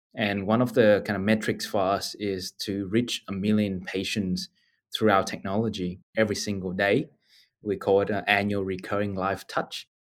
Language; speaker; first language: English; non-native, fluent; Vietnamese